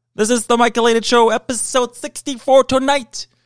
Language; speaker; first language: English; non-native, fluent; German